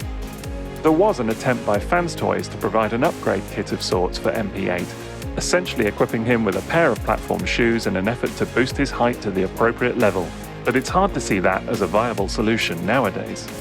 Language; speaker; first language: English; native; English